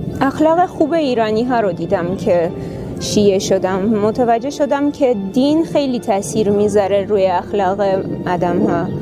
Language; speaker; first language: Persian; non-native, fluent; Armenian